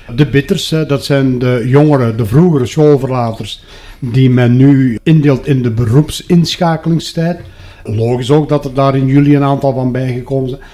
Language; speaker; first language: Dutch; native; Dutch